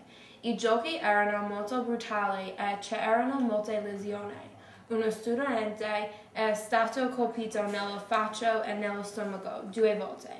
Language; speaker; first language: Italian; non-native, learner; English